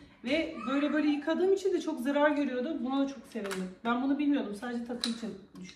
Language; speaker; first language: Turkish; native; Turkish